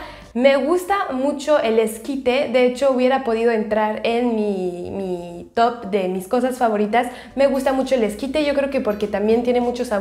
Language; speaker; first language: Spanish; non-native, fluent; French